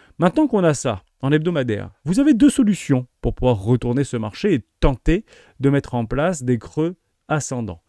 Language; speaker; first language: French; native; French